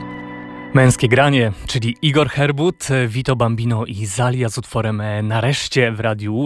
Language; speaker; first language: Polish; native; Polish